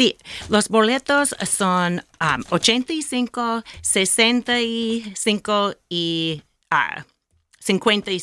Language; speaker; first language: Spanish; non-native, learner; English